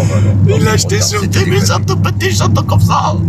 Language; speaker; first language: French; native; French